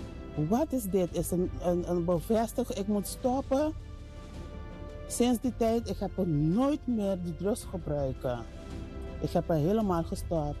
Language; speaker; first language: Dutch; non-native, learner; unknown